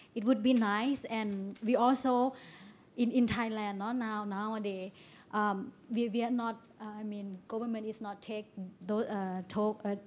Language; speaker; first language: English; non-native, learner; Thai